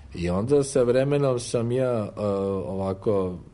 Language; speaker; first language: Croatian; non-native, fluent; Arabic